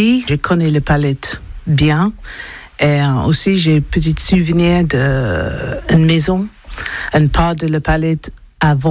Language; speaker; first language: French; non-native, learner; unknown